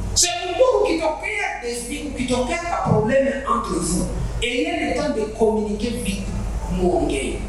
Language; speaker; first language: French; non-native, local second language; Swahili